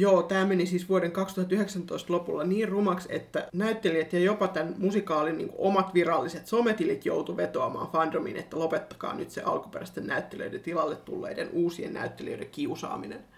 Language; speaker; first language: Finnish; native; Finnish